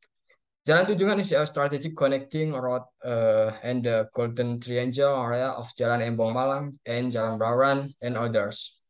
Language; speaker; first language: English; non-native, learner; Indonesian